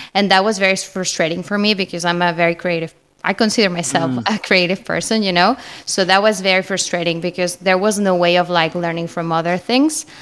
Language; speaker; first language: English; non-native, fluent; Spanish